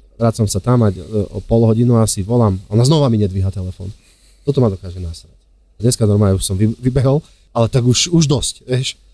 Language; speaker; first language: Slovak; native; Slovak